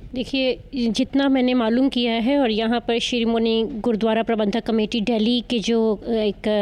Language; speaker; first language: Hindi; native; Hindi